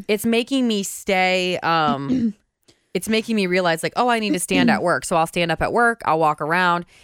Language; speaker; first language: English; native; English